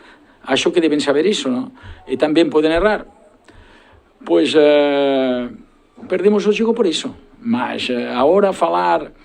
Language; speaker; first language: Portuguese; non-native, learner; Spanish